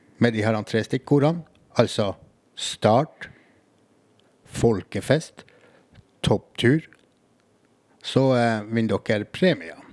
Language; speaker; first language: Norwegian; native; Norwegian